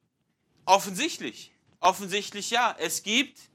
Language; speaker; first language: German; non-native, fluent; English